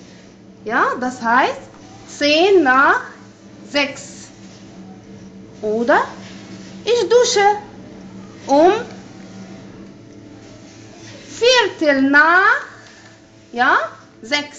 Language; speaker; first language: German; non-native, fluent; Arabic